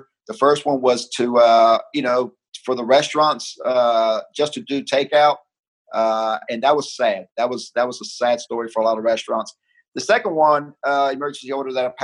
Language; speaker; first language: English; early bilingual, other home language; Spanish